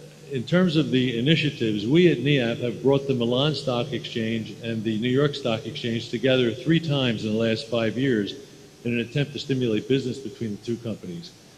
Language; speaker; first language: English; native; English